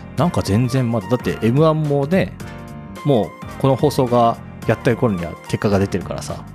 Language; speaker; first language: Japanese; native; Japanese